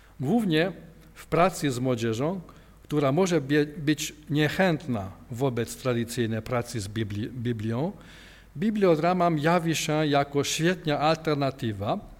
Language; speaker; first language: Polish; non-native, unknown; Hungarian